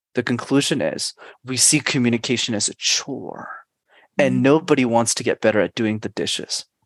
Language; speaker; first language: English; native; English